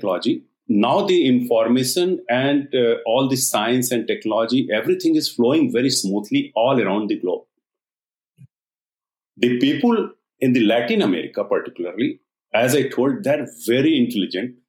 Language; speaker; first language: English; non-native, local second language; Hindi